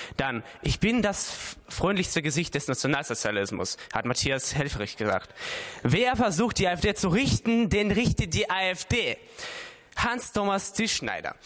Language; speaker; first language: German; early bilingual, other home language; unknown